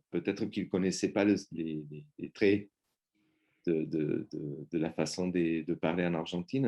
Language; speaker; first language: French; non-native, fluent; Spanish